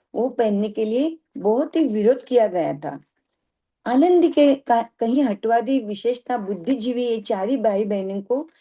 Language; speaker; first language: Hindi; non-native, local second language; Marathi